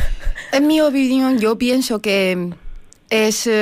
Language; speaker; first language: Spanish; non-native, learner; Chinese